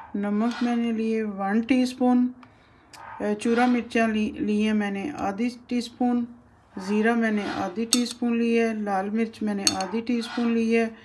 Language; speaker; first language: Hindi; native; Hindi